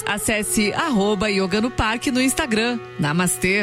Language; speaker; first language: Portuguese; native; Portuguese